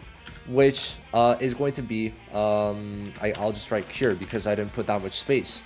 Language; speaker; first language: English; native; English